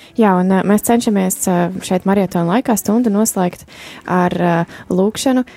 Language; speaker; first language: Latvian; native; Latvian